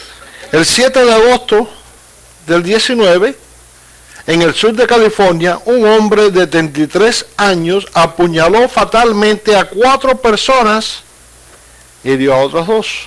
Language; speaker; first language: Spanish; native; Spanish